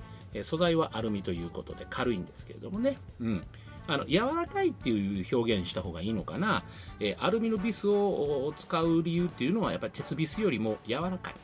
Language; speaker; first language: Japanese; native; Japanese